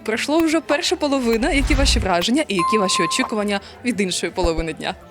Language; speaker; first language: Ukrainian; native; Ukrainian